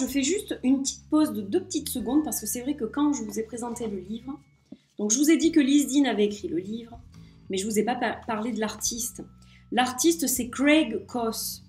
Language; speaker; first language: French; native; French